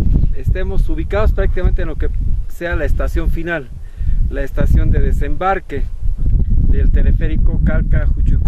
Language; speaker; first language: Spanish; native; Spanish